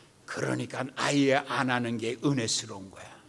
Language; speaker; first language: Korean; native; Korean